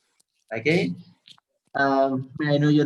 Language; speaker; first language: English; non-native, local second language; Urdu